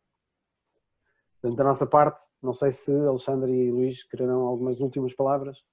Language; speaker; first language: Portuguese; native; Portuguese